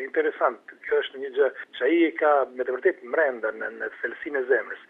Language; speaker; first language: Albanian; non-native, fluent; Italian